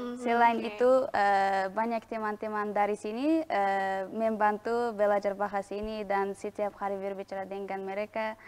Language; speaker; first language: Indonesian; non-native, learner; Uzbek